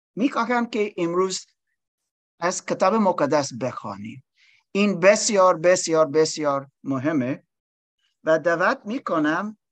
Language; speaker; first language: Persian; non-native, learner; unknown